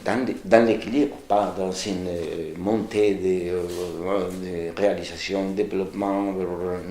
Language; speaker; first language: French; non-native, fluent; Spanish